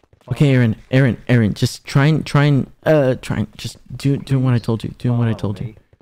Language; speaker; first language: English; early bilingual, other home language; Spanish